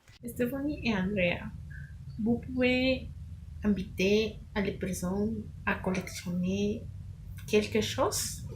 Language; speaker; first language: French; non-native, learner; Spanish